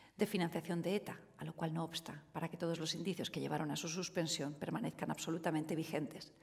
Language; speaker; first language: Spanish; native; Spanish